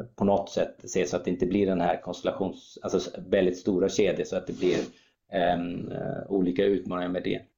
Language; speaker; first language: Swedish; early bilingual, other home language; German